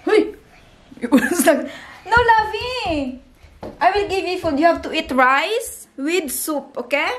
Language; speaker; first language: English; non-native, learner; Filipino